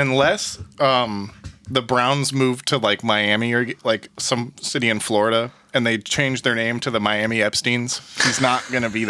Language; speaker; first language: English; native; English